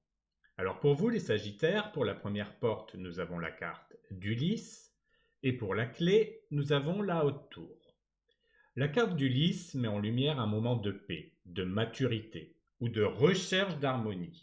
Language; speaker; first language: French; native; French